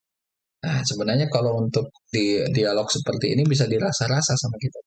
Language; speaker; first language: Indonesian; native; Indonesian